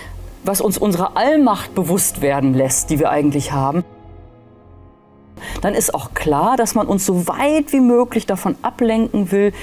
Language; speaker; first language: German; native; German